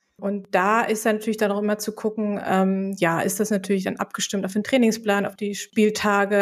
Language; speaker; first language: German; native; German